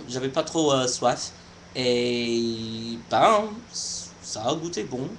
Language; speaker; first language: French; non-native, fluent; English